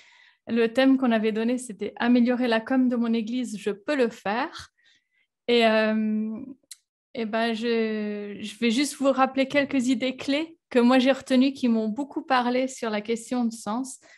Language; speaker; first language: French; native; French